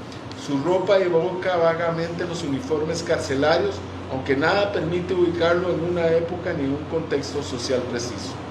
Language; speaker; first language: Spanish; native; Spanish